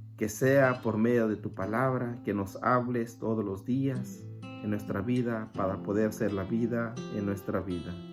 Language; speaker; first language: Spanish; native; Spanish